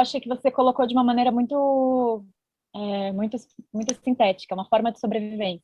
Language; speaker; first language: Portuguese; native; Portuguese